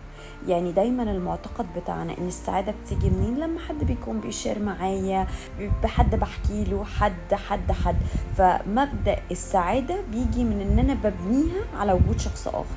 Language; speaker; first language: Arabic; native; Arabic